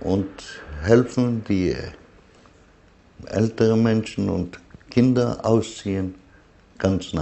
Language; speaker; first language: German; non-native, fluent; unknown